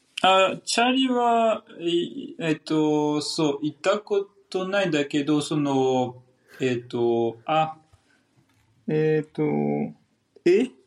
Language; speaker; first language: Japanese; non-native, fluent; French